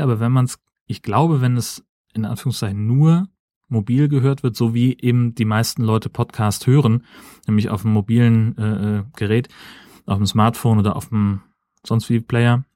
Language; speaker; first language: German; native; German